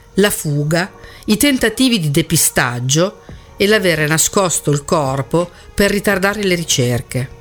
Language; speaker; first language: Italian; native; Italian